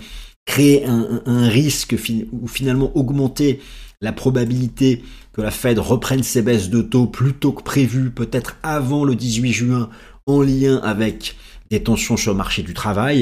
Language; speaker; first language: French; native; French